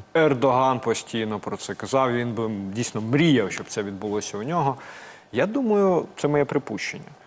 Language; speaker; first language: Ukrainian; native; Ukrainian